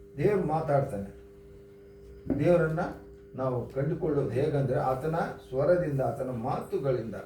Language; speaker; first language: Kannada; native; Kannada